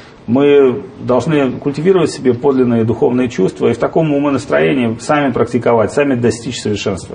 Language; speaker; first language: Russian; native; Russian